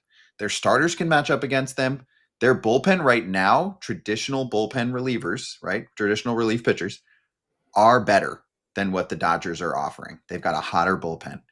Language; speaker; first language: English; native; English